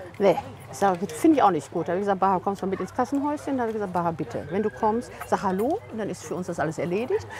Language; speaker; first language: German; native; German